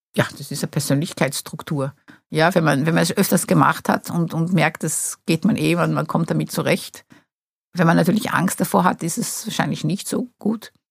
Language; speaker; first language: German; non-native, fluent; Portuguese